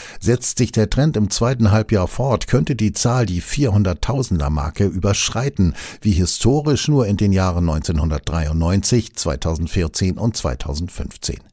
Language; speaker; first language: German; native; German